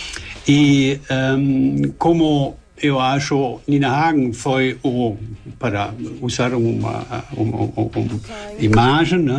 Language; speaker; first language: Portuguese; non-native, learner; German